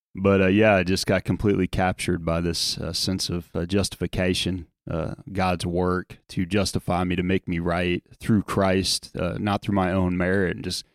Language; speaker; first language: English; native; English